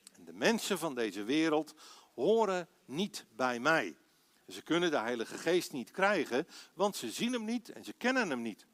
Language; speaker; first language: Dutch; native; Dutch